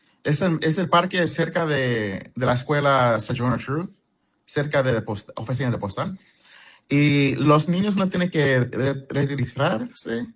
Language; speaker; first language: Spanish; non-native, fluent; English